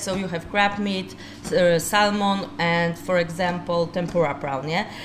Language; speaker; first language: English; non-native, learner; Polish